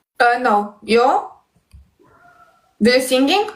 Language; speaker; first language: English; non-native, learner; Romanian